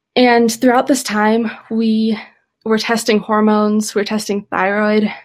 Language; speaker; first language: English; native; English